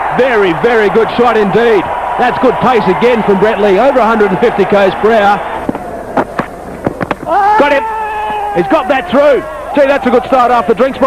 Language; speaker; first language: English; native; English